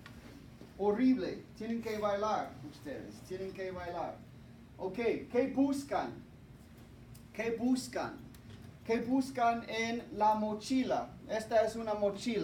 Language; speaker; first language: Spanish; non-native, fluent; English